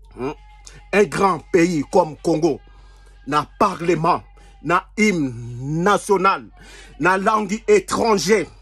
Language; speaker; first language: French; non-native, local second language; Lingala